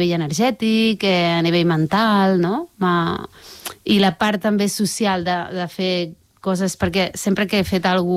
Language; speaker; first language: Catalan; native; Catalan